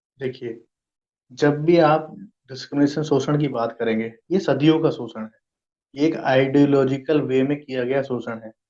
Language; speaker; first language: Hindi; native; Hindi